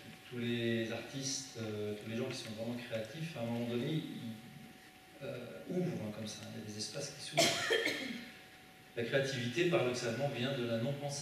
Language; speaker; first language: French; native; French